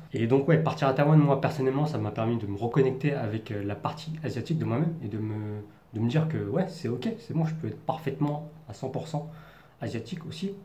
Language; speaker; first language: French; native; French